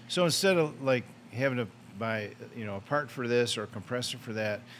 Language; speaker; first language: English; native; English